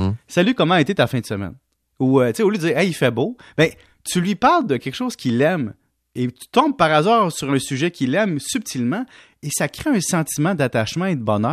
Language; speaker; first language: French; native; French